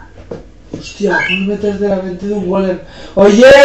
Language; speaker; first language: Spanish; native; Spanish